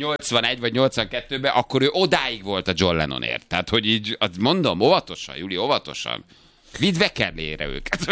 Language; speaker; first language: Hungarian; native; Hungarian